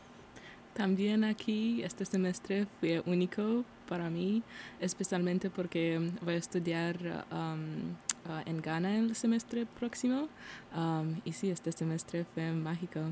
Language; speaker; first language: Spanish; non-native, learner; Romanian